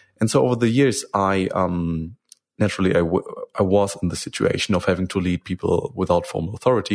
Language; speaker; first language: English; non-native, fluent; German